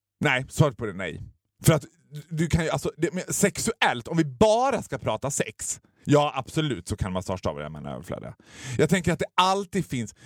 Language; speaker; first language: Swedish; native; Swedish